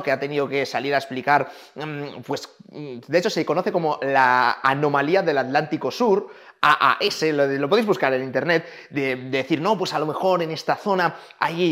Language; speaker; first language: Spanish; native; Spanish